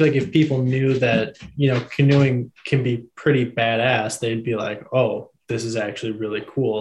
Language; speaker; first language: English; native; English